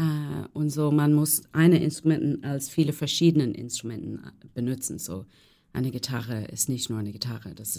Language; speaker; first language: German; non-native, learner; English